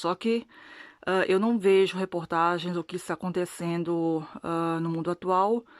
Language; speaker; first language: Portuguese; non-native, learner; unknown